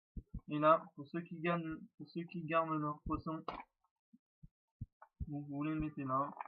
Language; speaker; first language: French; native; French